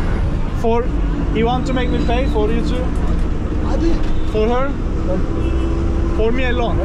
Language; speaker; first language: English; non-native, learner; Turkish